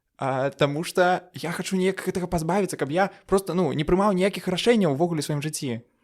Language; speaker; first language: Belarusian; non-native, local second language; Russian